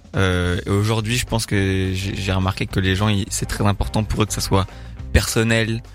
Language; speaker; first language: French; native; French